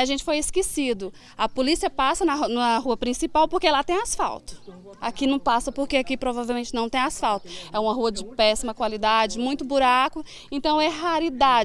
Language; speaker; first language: Portuguese; native; Portuguese